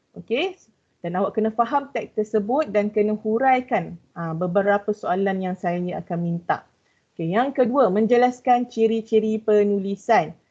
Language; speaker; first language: Malay; native; Malay